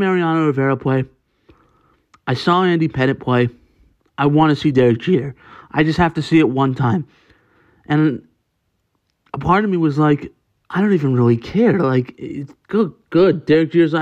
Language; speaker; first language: English; native; English